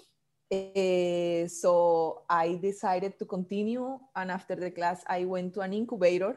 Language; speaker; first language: English; non-native, fluent; Spanish